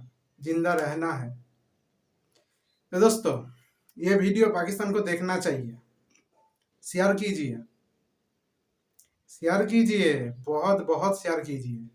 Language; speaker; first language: Hindi; non-native, local second language; Bangla